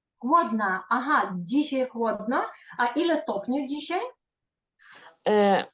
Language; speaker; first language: Polish; non-native, fluent; Ukrainian